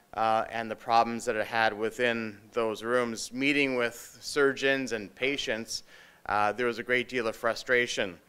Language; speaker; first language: English; native; English